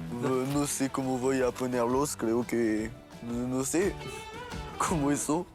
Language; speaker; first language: Spanish; non-native, learner; French